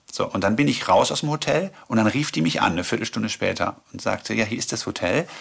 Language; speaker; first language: German; native; German